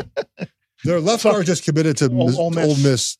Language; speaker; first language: English; native; English